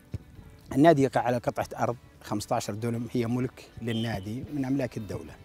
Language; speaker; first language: Arabic; native; Arabic